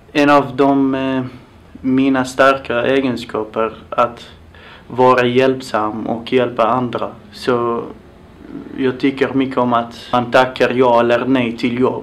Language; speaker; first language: Swedish; non-native, fluent; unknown